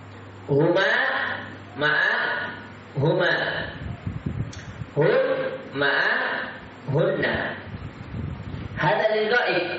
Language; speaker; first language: Arabic; non-native, fluent; Indonesian